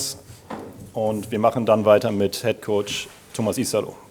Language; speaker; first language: German; native; German